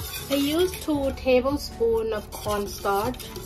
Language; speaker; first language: English; non-native, fluent; Thai